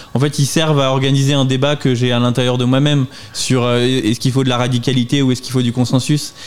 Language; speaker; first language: French; native; French